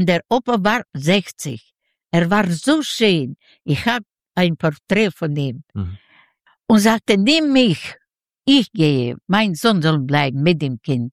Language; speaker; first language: German; non-native, learner; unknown